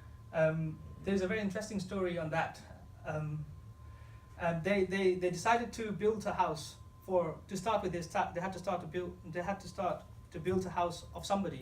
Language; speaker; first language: English; non-native, fluent; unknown